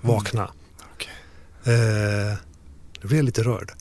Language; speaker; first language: Swedish; native; Swedish